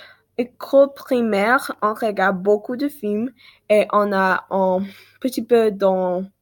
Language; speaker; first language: French; non-native, learner; English